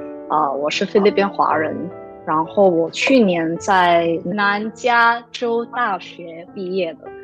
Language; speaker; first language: Chinese; early bilingual, heritage; English